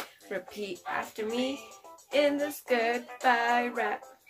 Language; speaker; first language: English; non-native, fluent; Spanish